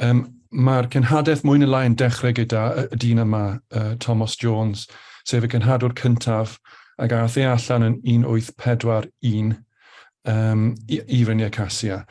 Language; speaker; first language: Welsh; native; Welsh